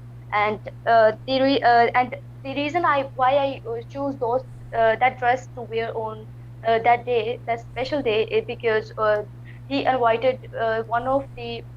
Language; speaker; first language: English; non-native, learner; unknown